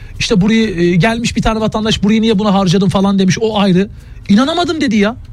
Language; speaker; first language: Turkish; native; Turkish